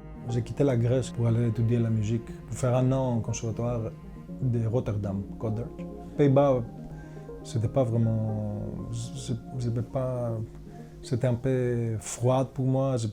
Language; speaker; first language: French; non-native, fluent; Greek